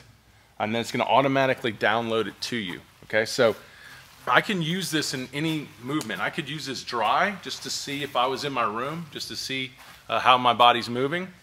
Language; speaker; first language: English; native; English